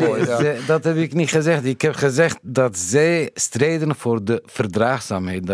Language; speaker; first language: Dutch; non-native, fluent; Kurdish